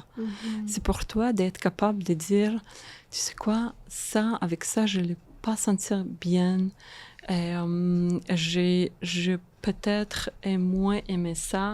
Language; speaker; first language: French; non-native, fluent; Russian